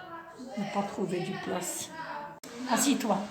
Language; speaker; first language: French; non-native, local second language; Arabic